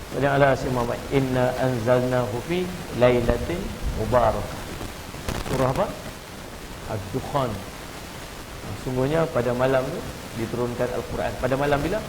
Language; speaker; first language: Malay; native; Malay